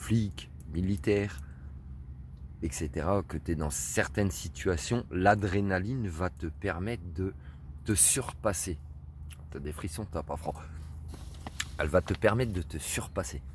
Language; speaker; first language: French; native; French